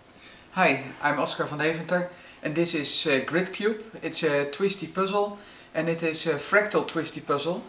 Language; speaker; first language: English; non-native, fluent; Dutch